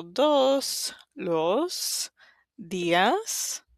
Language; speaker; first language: Spanish; non-native, fluent; English